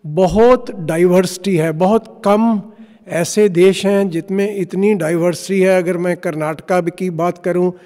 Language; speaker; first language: Hindi; non-native, local second language; Punjabi